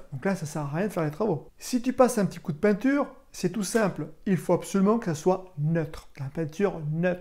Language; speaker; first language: French; native; French